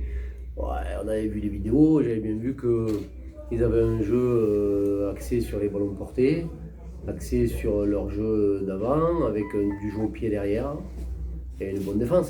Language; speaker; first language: French; native; French